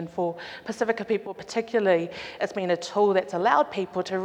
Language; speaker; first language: English; native; English